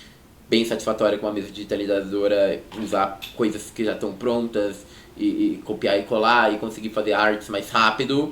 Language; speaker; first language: Portuguese; native; Portuguese